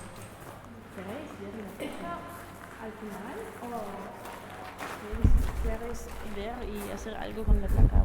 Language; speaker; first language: Spanish; non-native, learner; German